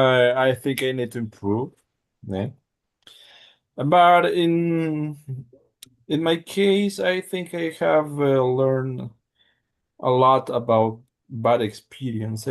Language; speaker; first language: English; non-native, learner; Spanish